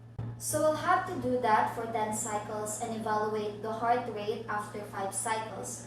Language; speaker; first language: English; non-native, local second language; Filipino